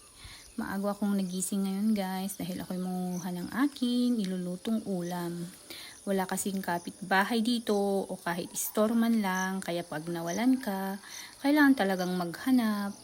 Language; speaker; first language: Filipino; non-native, local second language; Iloko